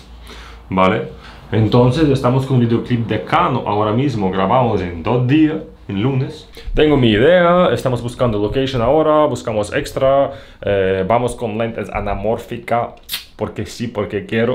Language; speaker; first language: Spanish; non-native, fluent; Russian